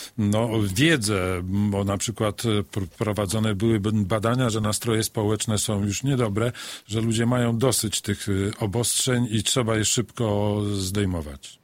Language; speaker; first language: Polish; native; Polish